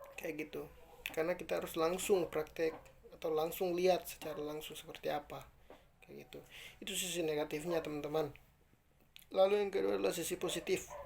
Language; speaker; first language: Indonesian; native; Indonesian